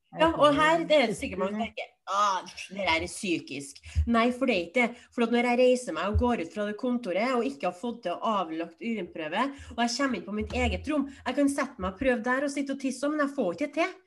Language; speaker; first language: Norwegian; native; Norwegian